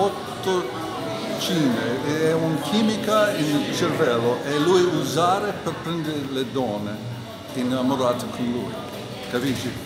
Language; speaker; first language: Italian; non-native, learner; English